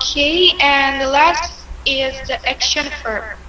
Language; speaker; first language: English; non-native, learner; Indonesian